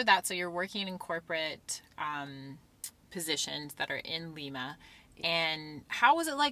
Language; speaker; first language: English; native; English